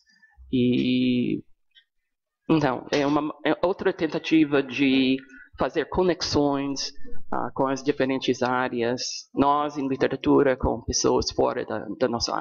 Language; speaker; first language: Portuguese; non-native, fluent; English